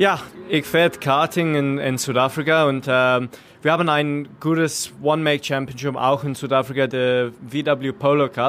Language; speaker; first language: German; non-native, learner; English